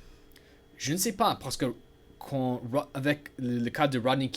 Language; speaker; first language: French; non-native, learner; English